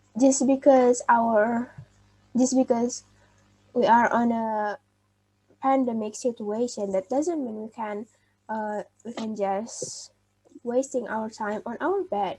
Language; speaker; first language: English; non-native, fluent; Indonesian